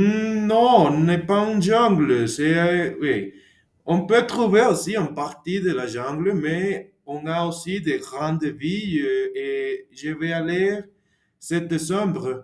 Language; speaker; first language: French; non-native, learner; Spanish